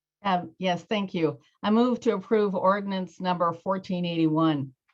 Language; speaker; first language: English; native; English